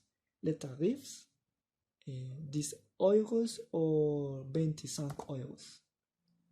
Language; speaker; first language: French; non-native, learner; Spanish